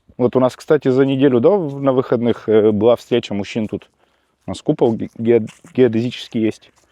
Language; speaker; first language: Russian; early bilingual, heritage; Russian